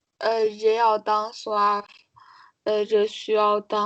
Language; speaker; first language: French; non-native, learner; Chinese